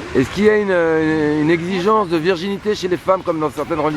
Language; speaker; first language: French; native; French